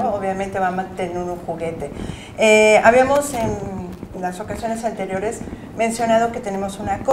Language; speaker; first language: Spanish; native; Spanish